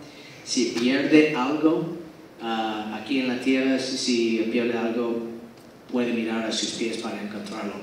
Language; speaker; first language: Spanish; non-native, fluent; English